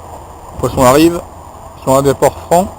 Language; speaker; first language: French; native; French